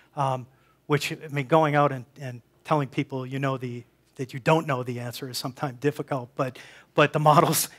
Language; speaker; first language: English; native; English